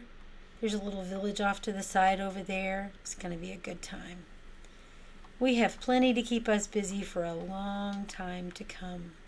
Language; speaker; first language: English; native; English